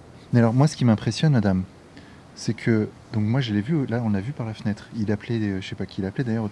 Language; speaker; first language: French; native; French